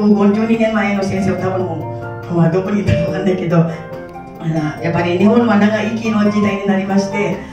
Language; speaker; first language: Japanese; non-native, learner; Filipino